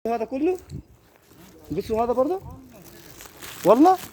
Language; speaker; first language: Arabic; non-native, learner; Urdu